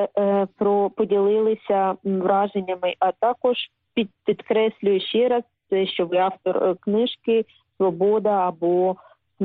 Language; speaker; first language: Ukrainian; native; Ukrainian